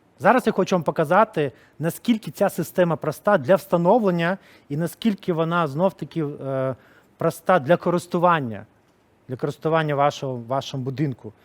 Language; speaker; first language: Ukrainian; non-native, local second language; Russian